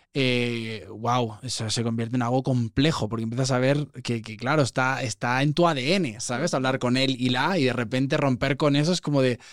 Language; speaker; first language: Spanish; native; Spanish